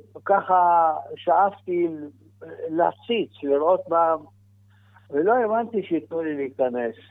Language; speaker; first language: Hebrew; non-native, fluent; Arabic